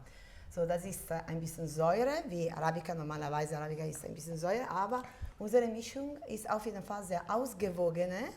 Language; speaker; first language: German; non-native, fluent; Italian